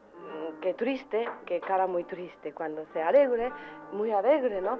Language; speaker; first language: Spanish; non-native, learner; Japanese